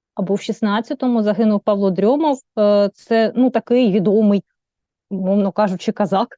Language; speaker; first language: Ukrainian; native; Ukrainian